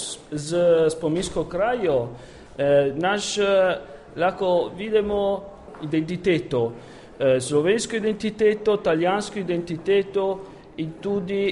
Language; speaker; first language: Slovenian; non-native, learner; Italian